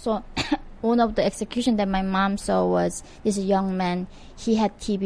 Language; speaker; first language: English; non-native, fluent; Korean